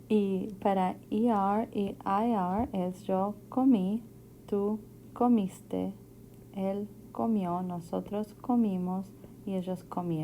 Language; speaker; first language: Spanish; non-native, fluent; English